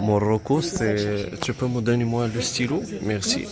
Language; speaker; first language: French; non-native, learner; Arabic